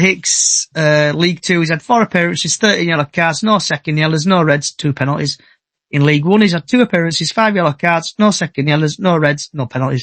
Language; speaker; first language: English; native; English